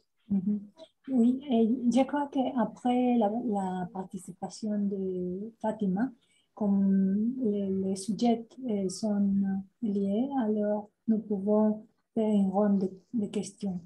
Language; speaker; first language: French; non-native, fluent; Spanish